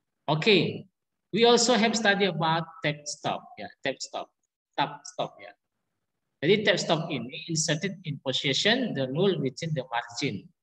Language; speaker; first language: English; non-native, learner; Indonesian